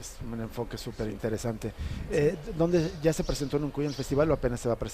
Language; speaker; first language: Spanish; native; Spanish